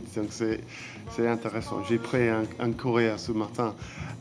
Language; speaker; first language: French; non-native, fluent; English